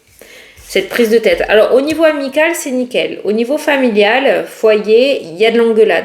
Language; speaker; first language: French; native; French